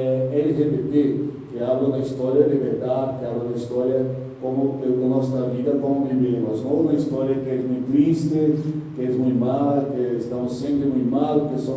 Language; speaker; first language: Spanish; non-native, learner; Portuguese